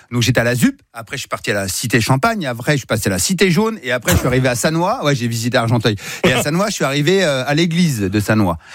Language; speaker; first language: French; native; French